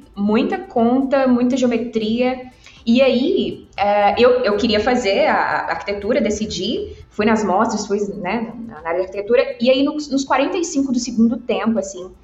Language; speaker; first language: Portuguese; native; Portuguese